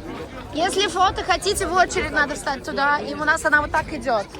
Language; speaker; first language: Russian; native; Russian